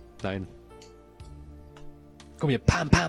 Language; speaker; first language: German; native; German